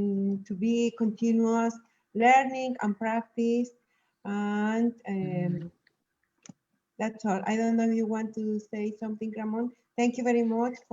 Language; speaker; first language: English; non-native, learner; Spanish